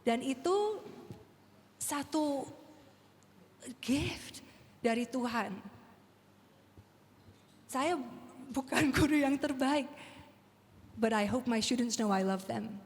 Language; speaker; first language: Indonesian; non-native, fluent; English